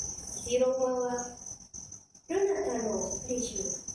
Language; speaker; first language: Japanese; non-native, learner; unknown